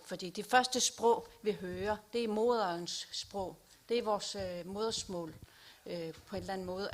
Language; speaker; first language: Danish; non-native, local second language; Kalaallisut